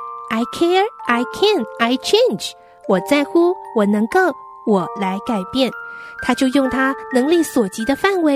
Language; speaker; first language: Chinese; native; Chinese